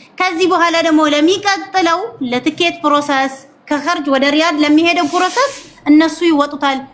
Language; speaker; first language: Amharic; native; Amharic